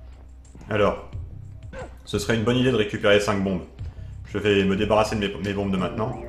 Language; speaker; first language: French; native; French